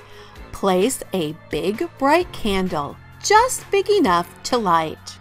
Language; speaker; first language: English; native; English